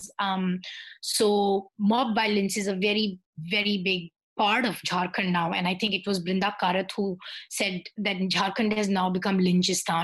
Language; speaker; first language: English; non-native, local second language; Hindi